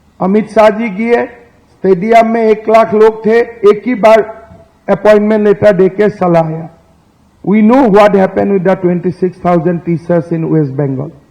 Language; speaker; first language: Hindi; non-native, local second language; Assamese